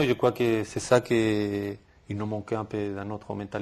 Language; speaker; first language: French; non-native, fluent; Spanish